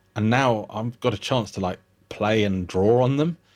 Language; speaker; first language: English; native; English